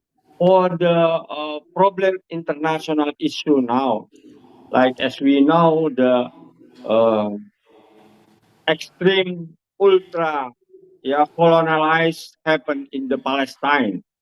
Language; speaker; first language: English; non-native, learner; Indonesian